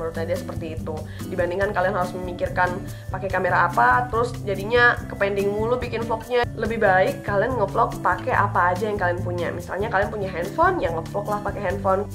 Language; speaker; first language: Indonesian; non-native, local second language; Minangkabau